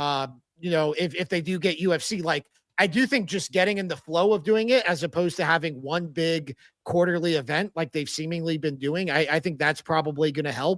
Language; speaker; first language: English; native; English